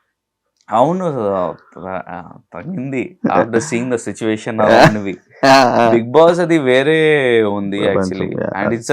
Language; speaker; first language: Telugu; non-native, learner; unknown